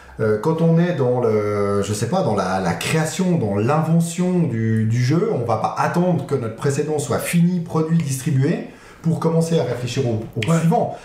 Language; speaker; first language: French; native; French